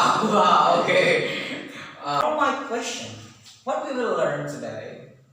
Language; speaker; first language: English; non-native, learner; Indonesian